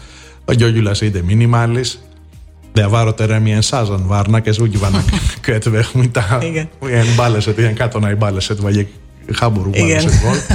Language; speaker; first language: Hungarian; non-native, fluent; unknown